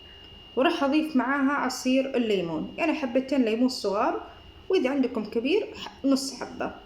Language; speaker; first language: Arabic; native; Arabic